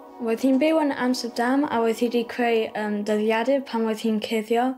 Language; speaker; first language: Welsh; non-native, local second language; English